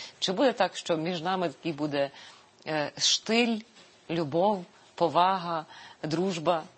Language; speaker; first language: Ukrainian; native; Ukrainian